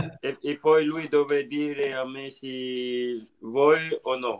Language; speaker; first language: Italian; non-native, learner; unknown